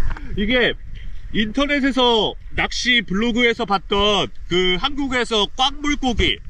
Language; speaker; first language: Korean; native; Korean